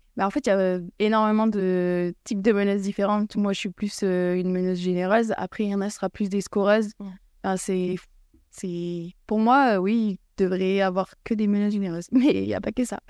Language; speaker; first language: French; native; French